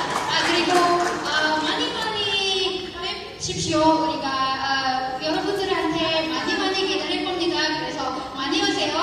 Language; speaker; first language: Korean; non-native, learner; Indonesian